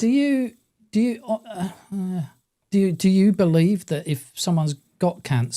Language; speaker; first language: English; native; English